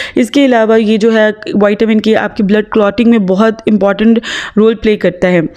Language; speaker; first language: Urdu; native; Urdu